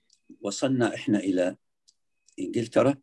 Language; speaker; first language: Arabic; native; Arabic